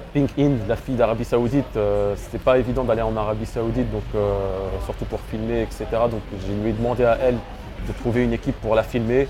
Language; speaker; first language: French; early bilingual, other home language; Arabic